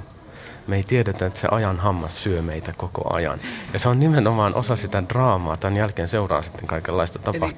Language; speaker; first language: Finnish; native; Finnish